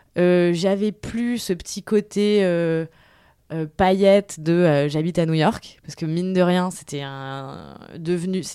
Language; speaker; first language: French; native; French